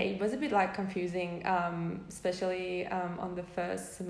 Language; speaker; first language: English; non-native, fluent; Persian